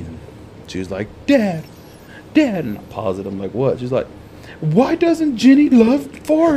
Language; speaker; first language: English; early bilingual, other home language; Spanish